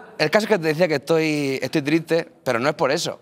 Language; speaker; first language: Spanish; native; Spanish